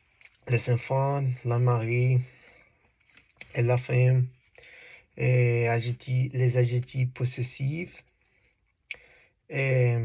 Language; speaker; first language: French; non-native, learner; Spanish